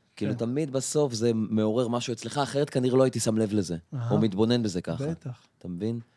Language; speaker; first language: Hebrew; native; Hebrew